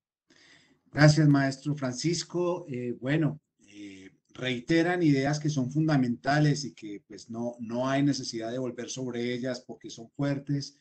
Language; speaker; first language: Spanish; native; Spanish